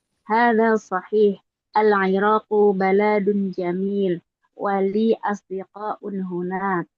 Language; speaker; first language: Arabic; non-native, learner; Indonesian